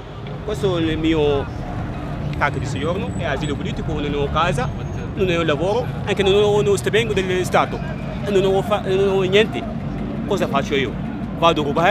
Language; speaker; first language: Italian; non-native, learner; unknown